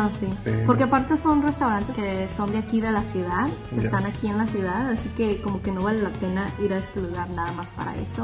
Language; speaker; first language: Spanish; native; Spanish